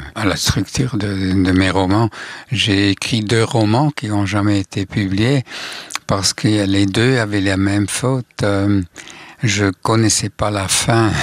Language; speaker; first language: French; non-native, fluent; German